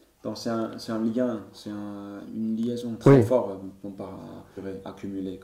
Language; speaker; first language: French; non-native, learner; Chinese